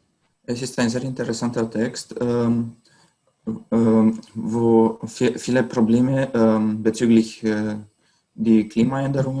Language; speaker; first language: German; non-native, learner; Romanian